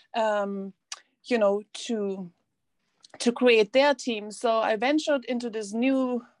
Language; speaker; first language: English; non-native, fluent; German